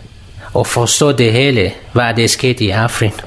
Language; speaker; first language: Danish; non-native, learner; Kurdish